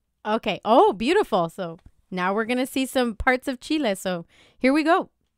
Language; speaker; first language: English; early bilingual, other home language; Spanish